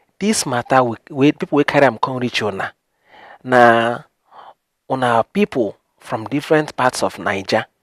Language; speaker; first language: Nigerian Pidgin; non-native, local second language; Igbo